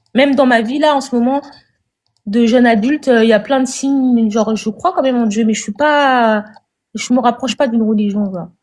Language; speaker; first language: French; native; French